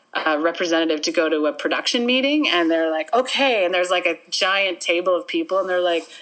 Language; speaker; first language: English; native; English